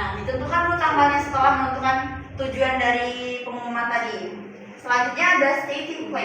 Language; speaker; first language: Indonesian; native; Indonesian